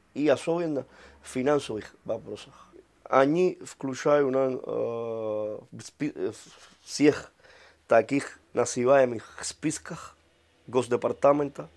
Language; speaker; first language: Russian; non-native, fluent; Spanish